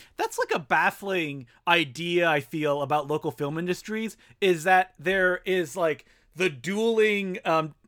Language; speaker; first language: English; non-native, fluent; French